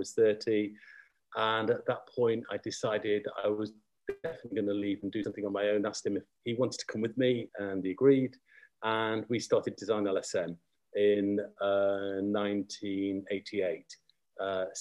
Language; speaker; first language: English; native; English